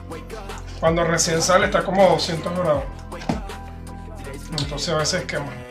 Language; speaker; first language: Spanish; native; Spanish